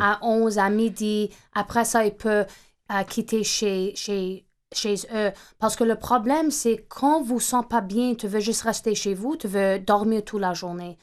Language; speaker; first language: French; non-native, fluent; English